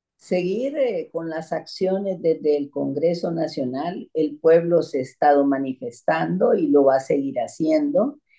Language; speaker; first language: Spanish; native; Spanish